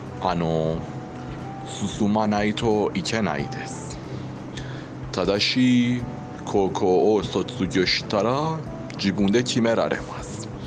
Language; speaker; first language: Japanese; non-native, learner; Persian